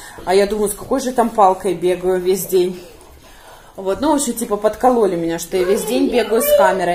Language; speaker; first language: Russian; native; Russian